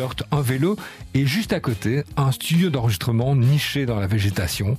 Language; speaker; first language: French; native; French